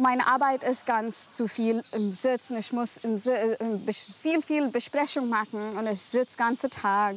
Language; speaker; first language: German; non-native, learner; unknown